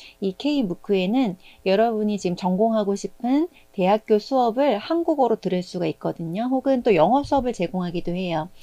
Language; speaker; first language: Korean; native; Korean